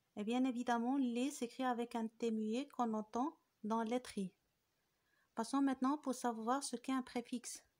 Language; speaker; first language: French; non-native, local second language; Arabic